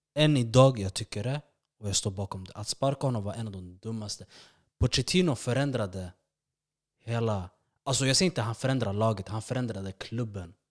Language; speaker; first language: Swedish; early bilingual, other home language; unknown